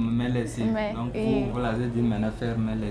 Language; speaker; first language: French; non-native, learner; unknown